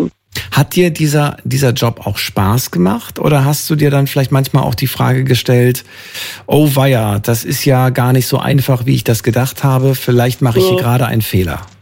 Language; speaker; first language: German; native; German